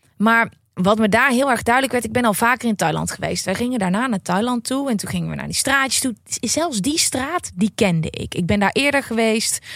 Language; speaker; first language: Dutch; native; Dutch